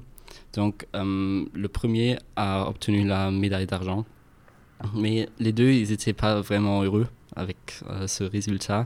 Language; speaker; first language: French; non-native, fluent; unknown